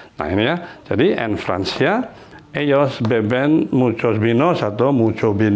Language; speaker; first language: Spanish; non-native, fluent; Indonesian